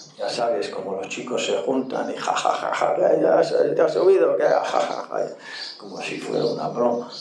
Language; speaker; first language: Spanish; non-native, fluent; English